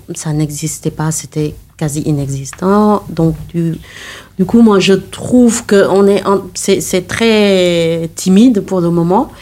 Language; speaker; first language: French; non-native, local second language; Wolof